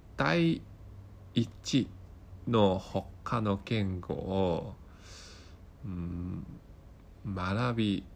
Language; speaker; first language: Japanese; non-native, learner; Cantonese